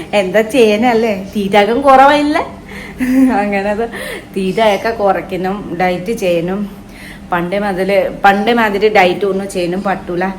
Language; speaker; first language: Malayalam; non-native, learner; Nepali